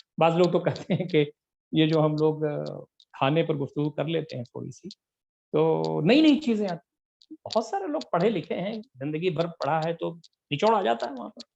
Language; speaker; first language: Urdu; native; Urdu